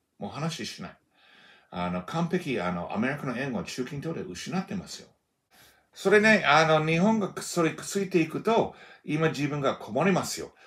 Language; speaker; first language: Japanese; non-native, fluent; English